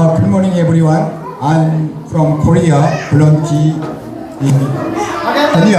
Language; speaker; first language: English; non-native, learner; Korean